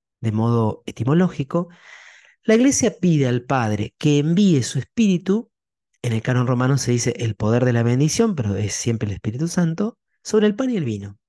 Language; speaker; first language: Spanish; native; Spanish